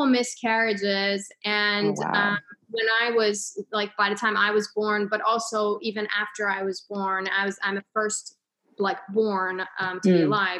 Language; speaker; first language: English; non-native, fluent; Persian